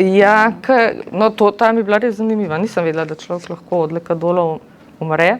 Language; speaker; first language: Slovenian; native; Slovenian